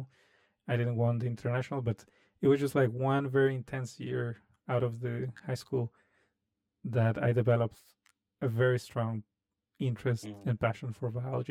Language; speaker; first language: English; non-native, fluent; Spanish